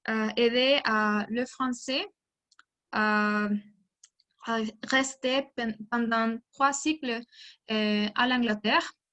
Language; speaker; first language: French; non-native, learner; Spanish